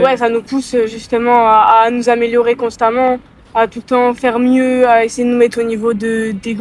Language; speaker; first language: French; native; French